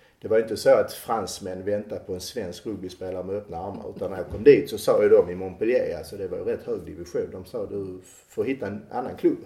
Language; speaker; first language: Swedish; native; Swedish